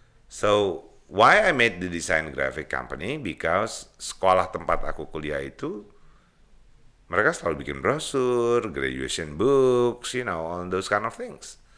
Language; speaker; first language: English; non-native, fluent; Indonesian